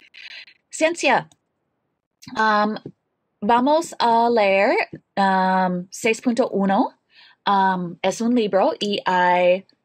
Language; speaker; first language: Spanish; non-native, learner; English